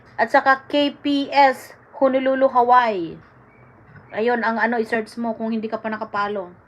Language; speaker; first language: Filipino; non-native, local second language; Iloko